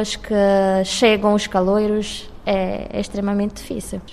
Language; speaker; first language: Portuguese; non-native, local second language; Kabuverdianu